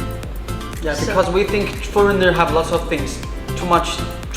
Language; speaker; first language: English; non-native, learner; Chinese